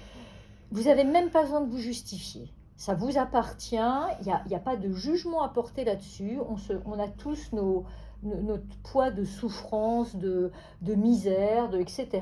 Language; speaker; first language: French; native; French